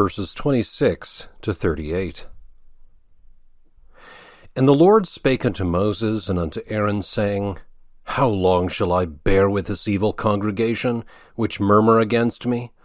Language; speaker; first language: English; native; English